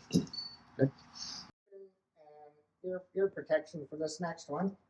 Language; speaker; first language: English; native; English